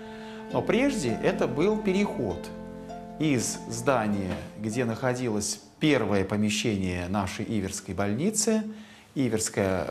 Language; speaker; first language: Russian; native; Russian